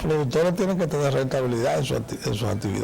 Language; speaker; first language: Spanish; native; Spanish